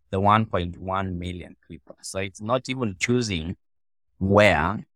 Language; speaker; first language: English; non-native, local second language; Luo (Kenya and Tanzania)